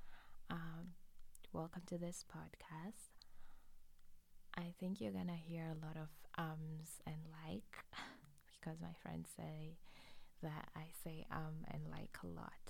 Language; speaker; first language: English; non-native, local second language; Swahili